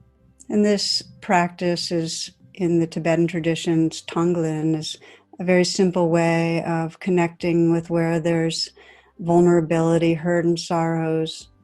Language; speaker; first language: English; native; English